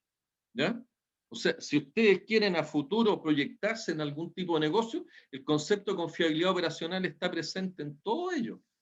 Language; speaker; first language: Spanish; native; Spanish